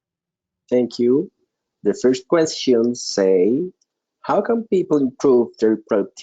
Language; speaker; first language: English; non-native, local second language; Spanish